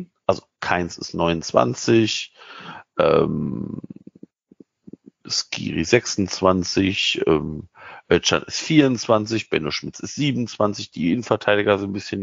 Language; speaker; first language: German; native; German